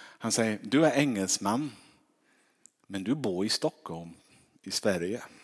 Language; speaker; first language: Swedish; non-native, fluent; English